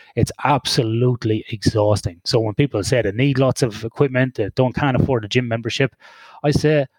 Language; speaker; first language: English; native; English